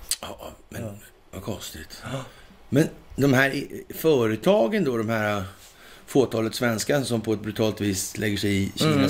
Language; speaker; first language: Swedish; native; Swedish